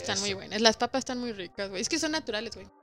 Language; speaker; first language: Spanish; native; Spanish